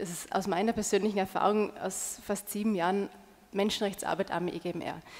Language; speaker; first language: German; native; German